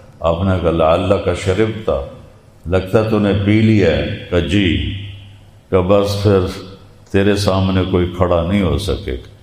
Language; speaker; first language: Urdu; non-native, local second language; Punjabi